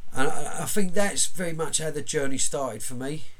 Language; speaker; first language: English; native; English